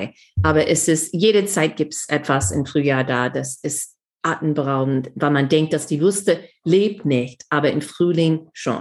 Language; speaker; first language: German; non-native, fluent; English